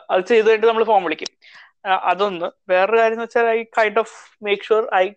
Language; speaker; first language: English; non-native, local second language; Malayalam